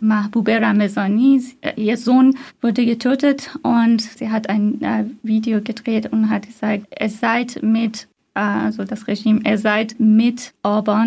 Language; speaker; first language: German; non-native, fluent; Persian